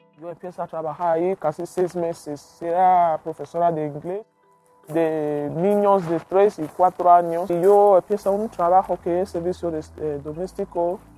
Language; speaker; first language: Spanish; non-native, learner; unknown